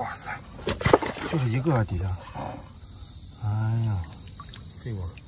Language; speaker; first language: Chinese; native; Chinese